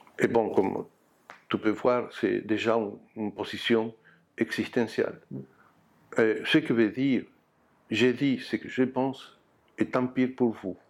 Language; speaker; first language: French; non-native, fluent; Spanish